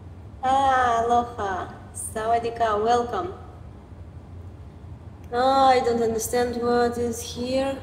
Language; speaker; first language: English; non-native, learner; Romanian